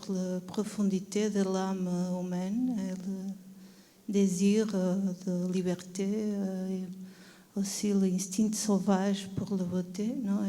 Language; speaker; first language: French; non-native, learner; Portuguese